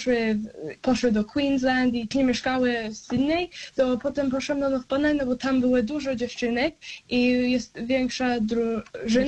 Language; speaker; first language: Polish; early bilingual, heritage; Polish